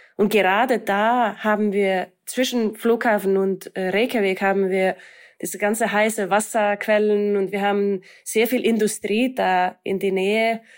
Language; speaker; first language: German; non-native, fluent; Icelandic